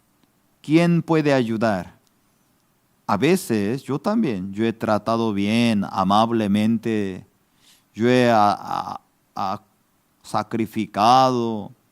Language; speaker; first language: Spanish; non-native, fluent; Korean